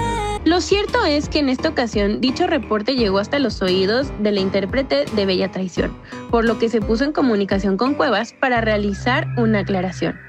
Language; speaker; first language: Spanish; native; Spanish